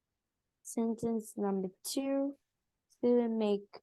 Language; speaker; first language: English; non-native, learner; Vietnamese